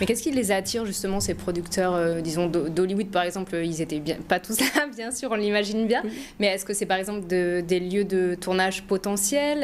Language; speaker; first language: French; native; French